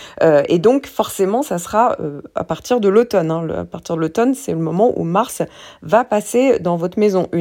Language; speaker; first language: French; native; French